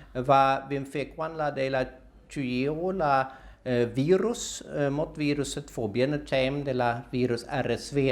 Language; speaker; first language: Vietnamese; non-native, learner; Swedish